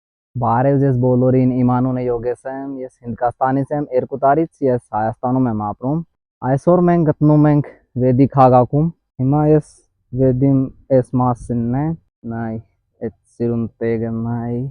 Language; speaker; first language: Armenian; non-native, learner; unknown